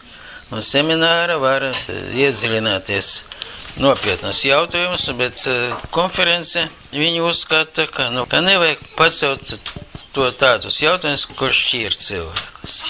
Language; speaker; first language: Latvian; non-native, local second language; Russian